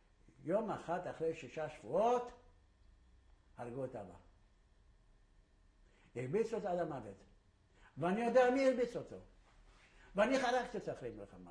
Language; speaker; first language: Hebrew; non-native, fluent; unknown